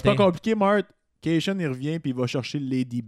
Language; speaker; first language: French; native; French